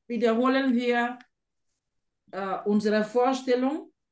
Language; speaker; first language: German; non-native, fluent; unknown